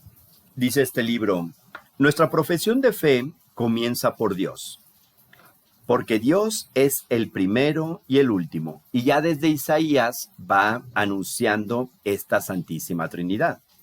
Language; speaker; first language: Spanish; native; Spanish